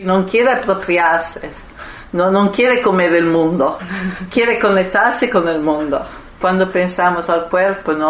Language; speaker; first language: Spanish; non-native, fluent; Italian